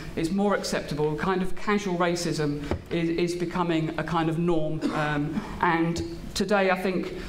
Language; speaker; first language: English; native; English